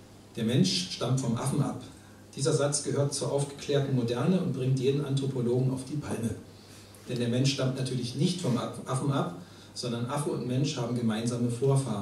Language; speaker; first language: German; native; German